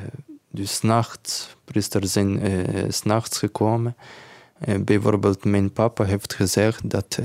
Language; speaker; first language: Dutch; non-native, learner; Ukrainian